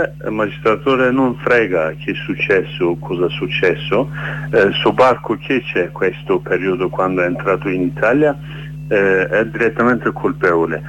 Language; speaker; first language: Italian; non-native, learner; Kurdish